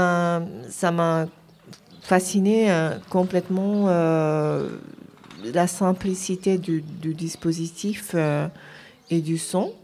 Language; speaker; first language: French; non-native, fluent; Japanese